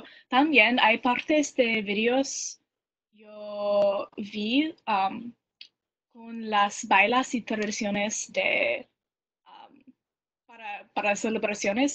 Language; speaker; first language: Spanish; non-native, learner; English